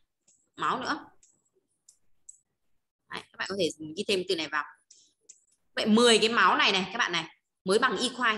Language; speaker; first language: Vietnamese; native; Vietnamese